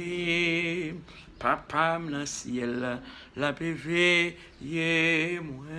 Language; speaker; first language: French; non-native, local second language; Haitian Creole